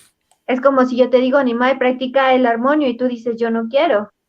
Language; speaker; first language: Spanish; native; Spanish